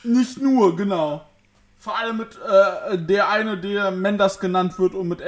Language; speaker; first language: German; native; German